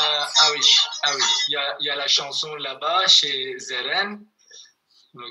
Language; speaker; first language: French; non-native, fluent; Kurdish